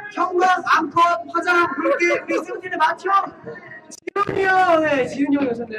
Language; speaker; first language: Korean; native; Korean